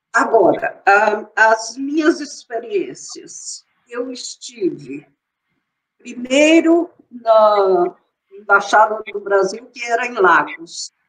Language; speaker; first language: Portuguese; native; Portuguese